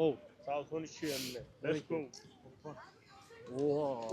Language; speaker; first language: Turkish; native; Turkish